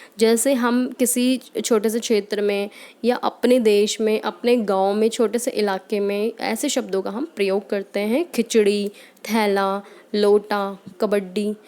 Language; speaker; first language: Hindi; native; Hindi